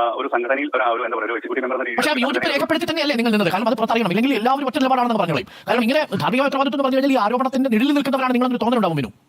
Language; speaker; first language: Malayalam; native; Malayalam